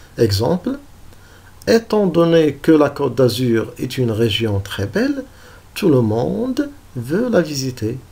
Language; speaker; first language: French; non-native, local second language; Arabic